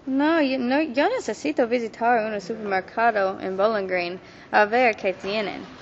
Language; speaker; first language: Spanish; non-native, learner; English